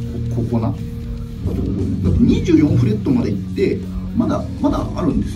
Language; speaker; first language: Japanese; native; Japanese